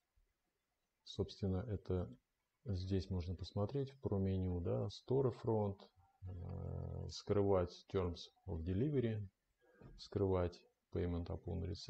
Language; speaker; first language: Russian; native; Russian